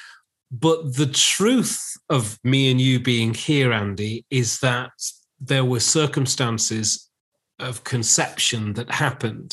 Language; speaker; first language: English; native; English